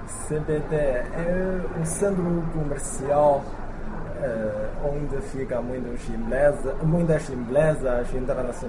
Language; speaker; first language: Portuguese; non-native, learner; Chinese